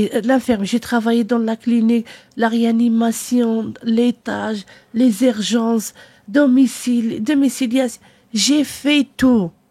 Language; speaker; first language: French; non-native, learner; Arabic